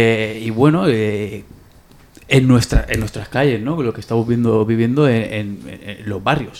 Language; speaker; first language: Spanish; native; Spanish